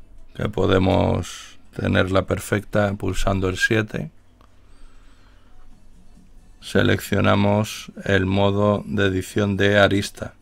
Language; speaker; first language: Spanish; native; Spanish